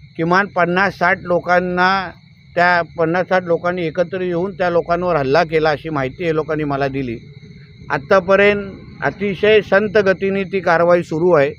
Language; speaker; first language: Marathi; native; Marathi